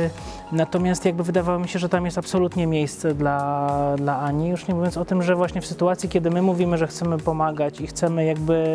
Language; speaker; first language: Polish; native; Polish